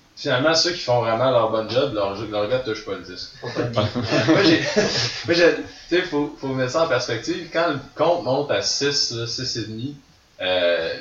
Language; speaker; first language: French; native; French